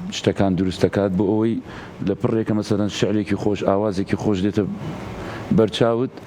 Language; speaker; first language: Central Kurdish; non-native, local second language; Southern Kurdish